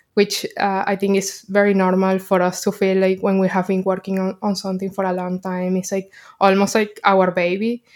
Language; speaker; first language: English; non-native, fluent; Spanish